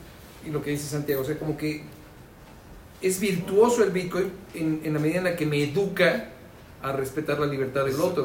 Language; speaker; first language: Spanish; native; Spanish